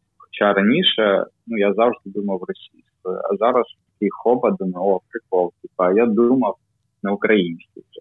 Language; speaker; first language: Ukrainian; non-native, local second language; Russian